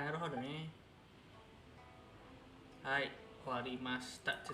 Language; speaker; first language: Japanese; non-native, learner; Indonesian